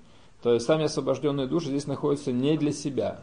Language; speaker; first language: Russian; native; Russian